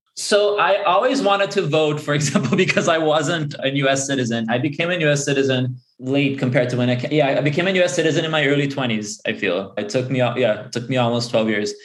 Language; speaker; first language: English; early bilingual, other home language; Portuguese